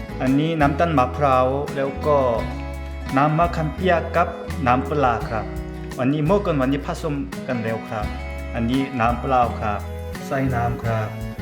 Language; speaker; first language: Thai; non-native, learner; Korean